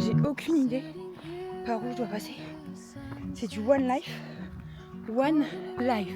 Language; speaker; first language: French; native; French